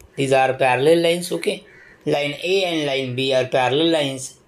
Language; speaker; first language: English; non-native, local second language; Marathi